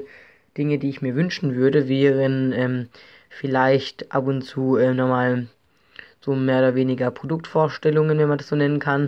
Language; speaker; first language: German; native; German